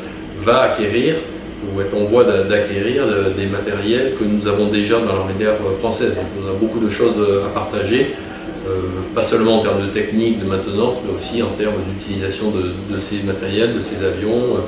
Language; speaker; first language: French; native; French